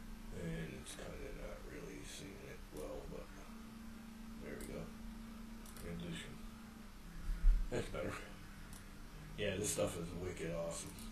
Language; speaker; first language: English; native; English